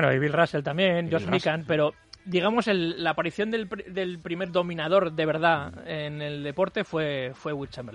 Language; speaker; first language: Spanish; native; Spanish